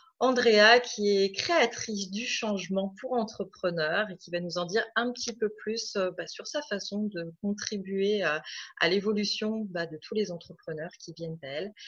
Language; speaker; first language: French; native; French